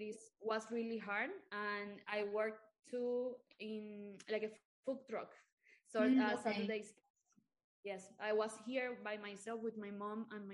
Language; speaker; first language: English; non-native, fluent; Spanish